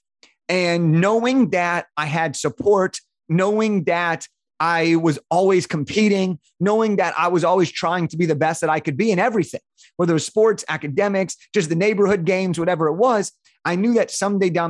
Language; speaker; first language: English; native; English